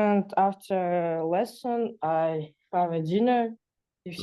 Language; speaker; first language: English; non-native, learner; Russian